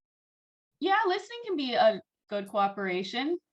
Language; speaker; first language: English; native; English